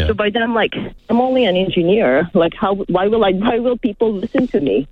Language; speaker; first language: English; non-native, local second language; Filipino